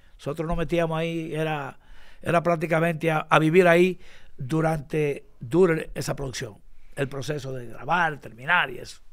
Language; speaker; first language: Spanish; native; Spanish